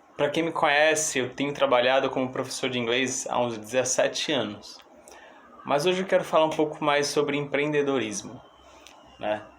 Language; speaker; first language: Portuguese; non-native, fluent; English